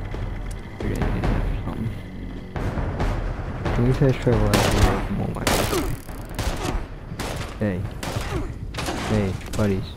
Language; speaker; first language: English; native; English